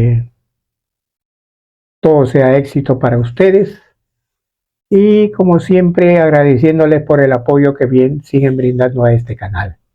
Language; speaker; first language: Spanish; native; Spanish